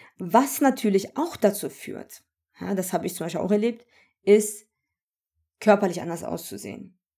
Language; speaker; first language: German; early bilingual, other home language; Turkish